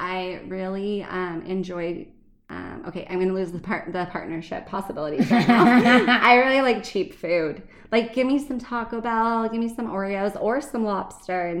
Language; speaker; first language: English; native; English